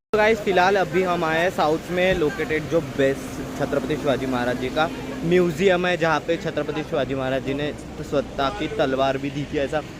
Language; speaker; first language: Hindi; non-native, local second language; Marathi